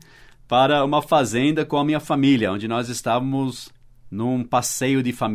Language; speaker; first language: Portuguese; early bilingual, other home language; English